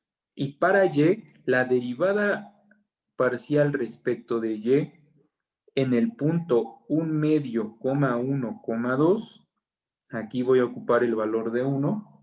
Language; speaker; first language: Spanish; native; Spanish